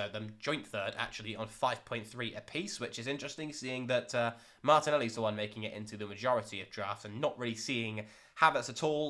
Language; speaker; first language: English; native; English